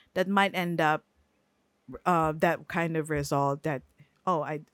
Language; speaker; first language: English; non-native, local second language; Filipino